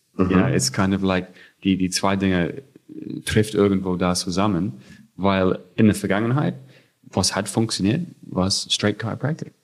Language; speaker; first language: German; non-native, fluent; English